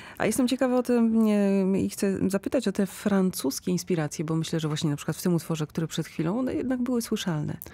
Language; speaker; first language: Polish; native; Polish